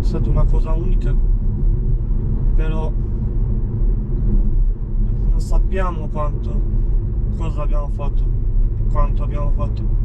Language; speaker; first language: Italian; non-native, fluent; Albanian